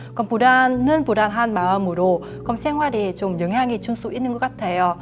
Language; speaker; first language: Korean; non-native, fluent; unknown